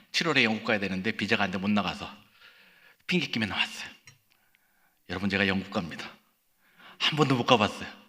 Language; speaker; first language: Korean; native; Korean